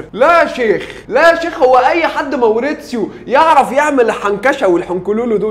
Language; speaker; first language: Arabic; native; Arabic